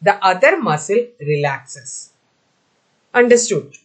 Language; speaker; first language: English; non-native, local second language; Malayalam